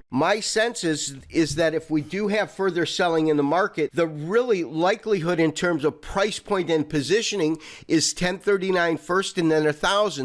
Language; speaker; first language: English; native; English